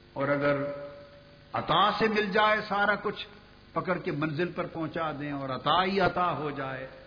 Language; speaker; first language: Urdu; non-native, local second language; Punjabi